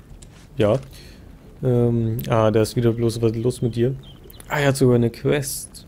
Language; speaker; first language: German; native; German